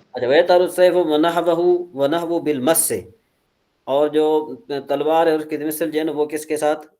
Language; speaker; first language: Urdu; non-native, local second language; Sindhi